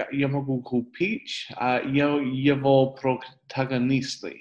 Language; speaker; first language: Russian; non-native, learner; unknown